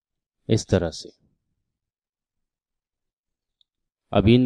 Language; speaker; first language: Urdu; native; Urdu